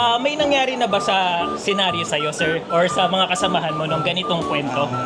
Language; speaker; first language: Filipino; native; Filipino